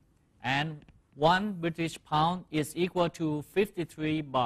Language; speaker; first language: English; non-native, fluent; Thai